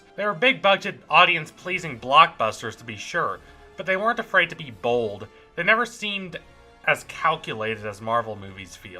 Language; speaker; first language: English; native; English